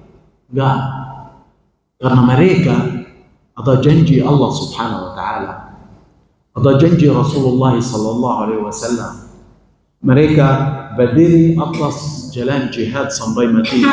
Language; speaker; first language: Indonesian; non-native, fluent; Arabic